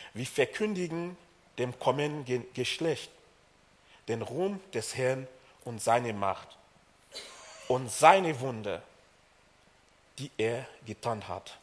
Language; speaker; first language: German; non-native, fluent; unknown